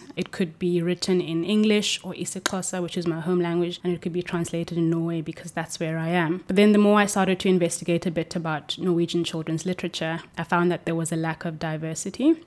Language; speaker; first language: English; non-native, local second language; Xhosa